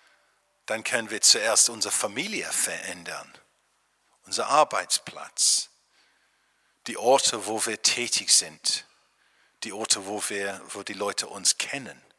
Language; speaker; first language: German; non-native, fluent; English